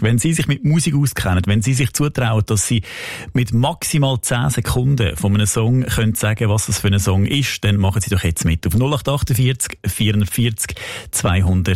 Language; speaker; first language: German; native; German